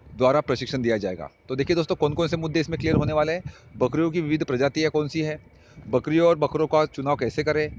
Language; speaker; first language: Hindi; non-native, local second language; Marathi